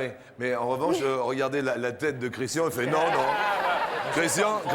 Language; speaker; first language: French; native; French